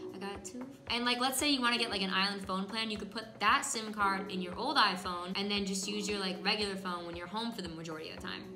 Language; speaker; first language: English; native; English